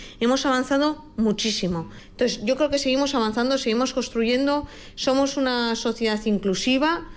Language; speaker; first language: Spanish; native; Spanish